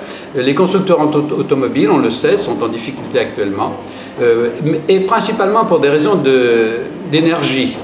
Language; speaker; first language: French; native; French